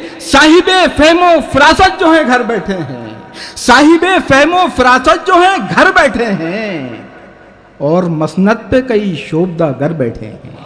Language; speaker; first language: Urdu; native; Urdu